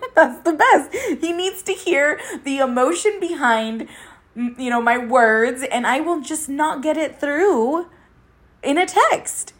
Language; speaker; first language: English; early bilingual, other home language; Spanish